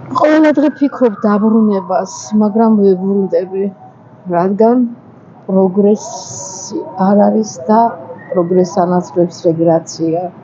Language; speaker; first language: Georgian; native; Georgian